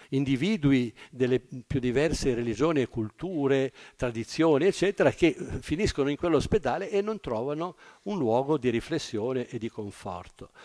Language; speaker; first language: Italian; native; Italian